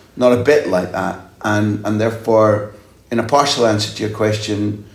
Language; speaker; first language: English; native; English